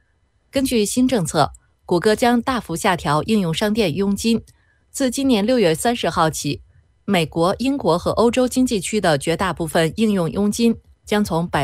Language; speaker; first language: Chinese; native; Chinese